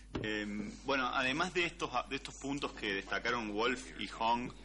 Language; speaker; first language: Spanish; native; Spanish